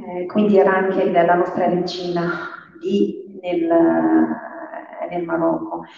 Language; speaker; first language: Italian; non-native, fluent; Arabic